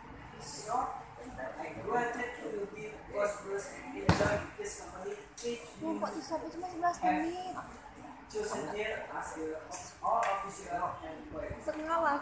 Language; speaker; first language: English; non-native, learner; Indonesian